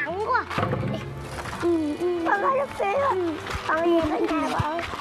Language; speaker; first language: Vietnamese; native; Vietnamese